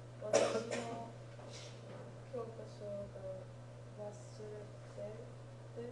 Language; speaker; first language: Japanese; non-native, learner; English